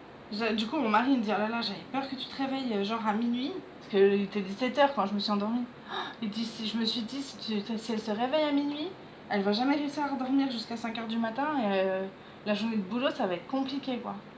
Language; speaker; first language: French; native; French